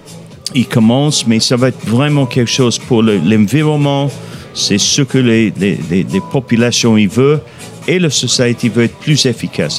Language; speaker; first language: French; non-native, fluent; English